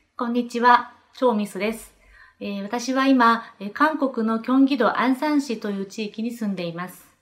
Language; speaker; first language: Japanese; native; Japanese